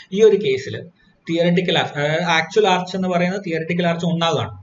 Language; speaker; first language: English; non-native, local second language; Malayalam